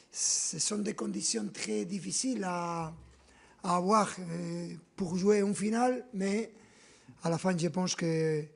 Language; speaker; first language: French; non-native, fluent; Spanish